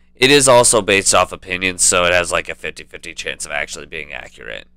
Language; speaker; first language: English; native; English